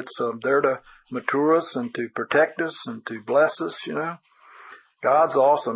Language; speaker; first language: English; native; English